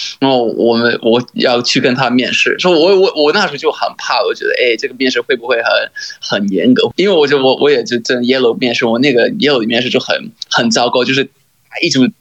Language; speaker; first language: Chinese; non-native, fluent; English